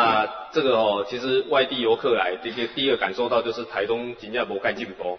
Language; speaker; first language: Chinese; native; Chinese